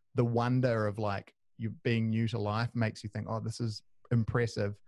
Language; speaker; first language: English; native; English